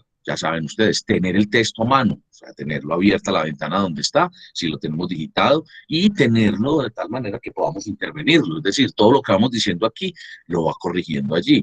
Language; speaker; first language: Spanish; native; Spanish